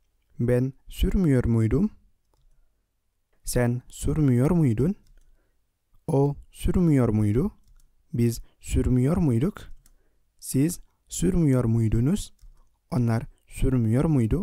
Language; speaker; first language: Turkish; non-native, fluent; Indonesian